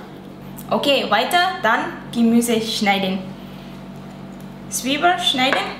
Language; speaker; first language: German; non-native, learner; Thai